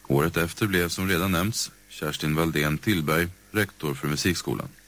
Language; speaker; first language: Swedish; native; Swedish